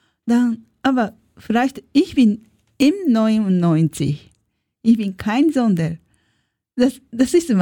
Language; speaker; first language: German; non-native, learner; Japanese